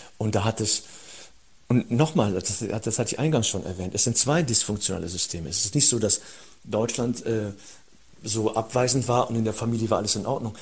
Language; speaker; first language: German; early bilingual, other home language; Turkish